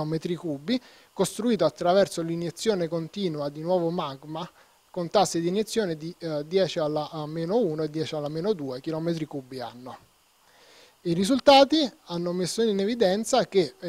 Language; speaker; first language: Italian; native; Italian